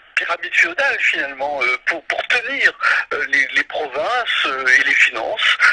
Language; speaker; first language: French; native; French